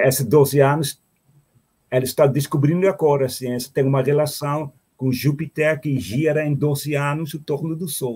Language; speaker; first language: Portuguese; non-native, fluent; Dutch